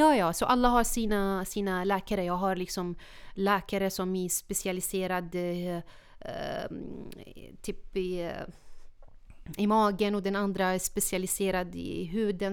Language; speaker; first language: Swedish; non-native, fluent; Arabic